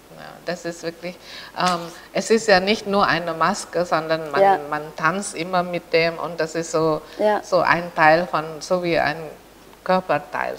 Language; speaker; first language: German; non-native, fluent; Indonesian